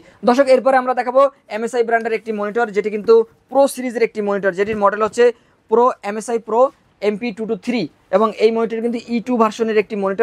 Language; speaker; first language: Bangla; native; Bangla